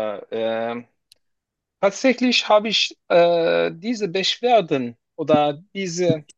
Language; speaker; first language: German; non-native, learner; Turkish